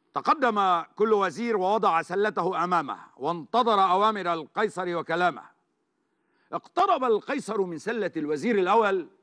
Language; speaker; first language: Arabic; non-native, fluent; Turkish